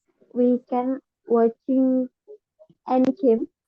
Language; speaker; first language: English; non-native, learner; Indonesian